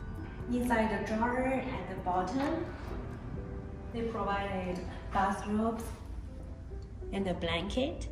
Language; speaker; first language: English; non-native, fluent; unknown